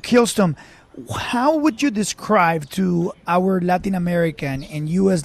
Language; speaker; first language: English; non-native, fluent; Spanish